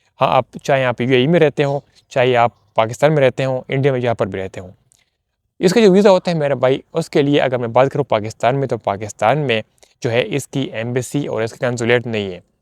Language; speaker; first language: Urdu; non-native, local second language; Punjabi